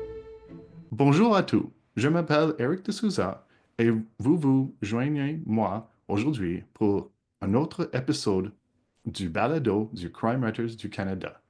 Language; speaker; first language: French; non-native, local second language; English